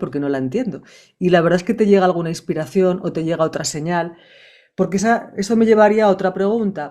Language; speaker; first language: Spanish; native; Spanish